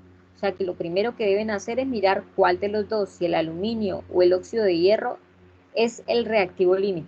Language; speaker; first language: Spanish; native; Spanish